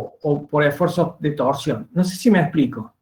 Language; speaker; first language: Spanish; native; Spanish